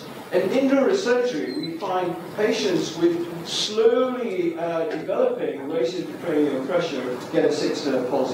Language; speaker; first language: English; native; English